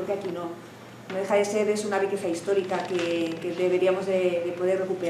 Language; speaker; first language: Spanish; native; Spanish